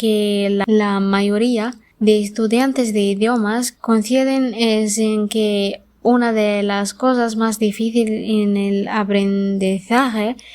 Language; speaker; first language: Spanish; non-native, learner; Arabic